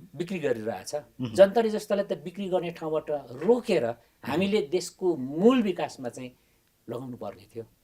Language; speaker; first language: Nepali; non-native, local second language; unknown